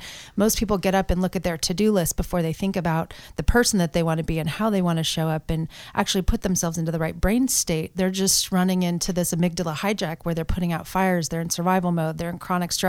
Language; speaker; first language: English; native; English